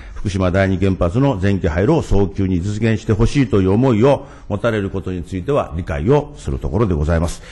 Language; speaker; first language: Japanese; native; Japanese